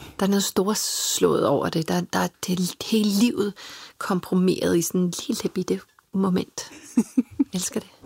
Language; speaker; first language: Danish; early bilingual, other home language; Serbian